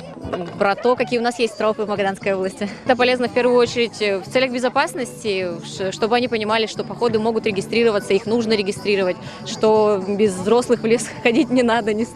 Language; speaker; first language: Russian; native; Russian